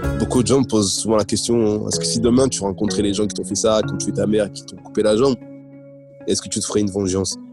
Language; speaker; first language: French; early bilingual, other home language; Rundi